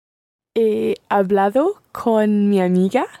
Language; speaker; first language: Spanish; non-native, learner; English